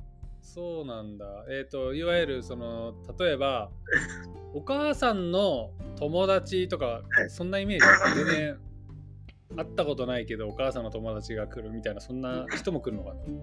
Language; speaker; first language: Japanese; native; Japanese